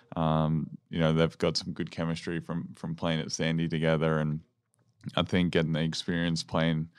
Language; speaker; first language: English; native; English